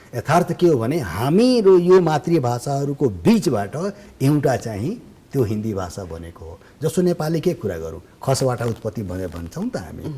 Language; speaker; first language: Nepali; non-native, local second language; Bhojpuri